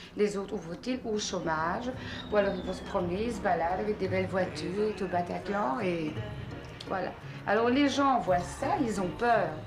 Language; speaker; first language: French; native; French